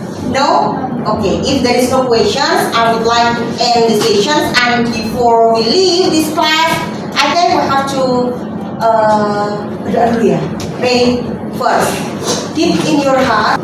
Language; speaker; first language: English; non-native, fluent; Javanese